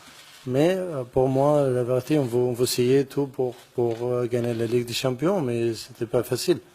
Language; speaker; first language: French; non-native, learner; Arabic